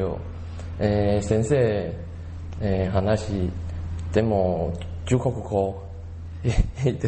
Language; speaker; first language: Japanese; non-native, learner; Chinese